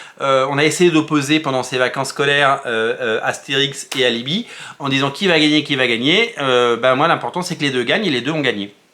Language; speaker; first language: French; native; French